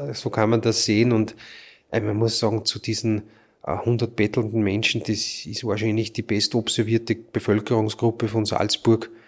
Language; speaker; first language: German; native; German